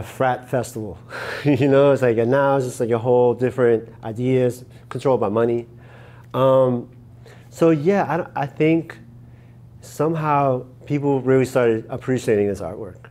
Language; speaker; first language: English; native; English